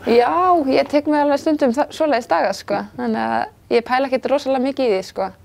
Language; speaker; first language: Icelandic; native; Icelandic